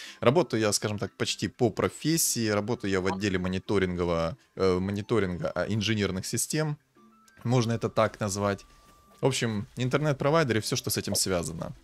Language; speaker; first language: Russian; native; Russian